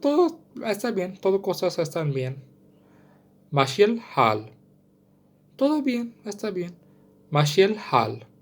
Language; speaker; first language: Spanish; non-native, learner; Sindhi